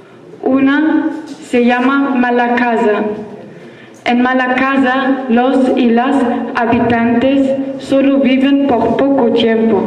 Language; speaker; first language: Spanish; non-native, learner; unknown